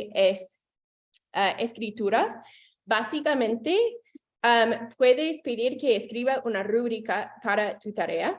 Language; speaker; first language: Spanish; non-native, fluent; English